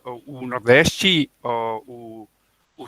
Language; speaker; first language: Portuguese; non-native, learner; Spanish